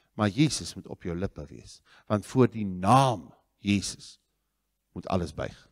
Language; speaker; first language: Afrikaans; native; Afrikaans